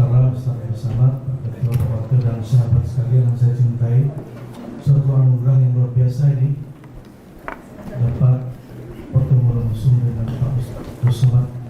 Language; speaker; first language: Indonesian; native; Indonesian